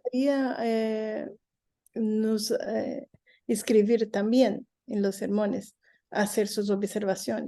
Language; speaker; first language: Spanish; non-native, learner; Portuguese